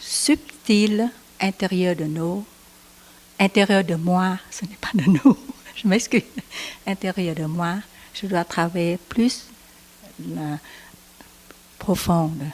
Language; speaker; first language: French; non-native, learner; Vietnamese